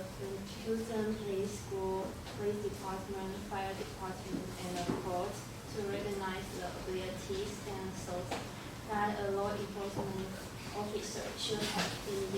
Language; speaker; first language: English; non-native, fluent; Chinese